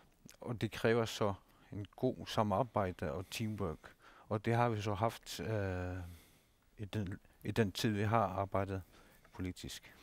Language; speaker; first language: Danish; non-native, local second language; Kalaallisut